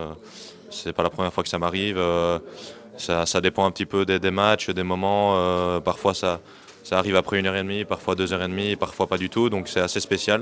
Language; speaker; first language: French; native; French